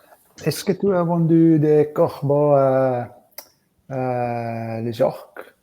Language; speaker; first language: French; non-native, learner; English